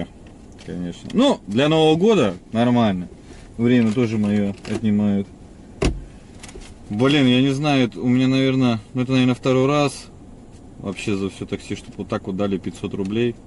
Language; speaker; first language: Russian; native; Russian